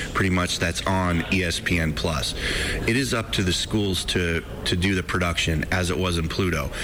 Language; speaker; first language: English; native; English